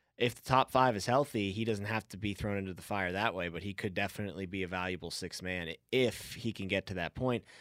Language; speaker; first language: English; native; English